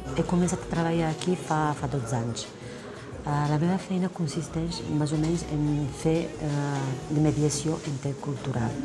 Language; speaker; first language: Catalan; non-native, fluent; Arabic